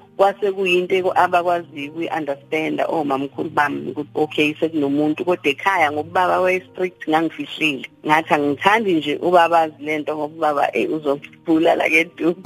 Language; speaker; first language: Zulu; native; Zulu